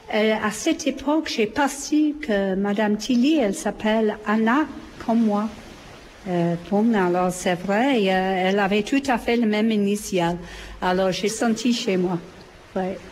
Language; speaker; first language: French; non-native, fluent; English